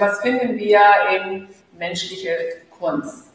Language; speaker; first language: German; non-native, fluent; Spanish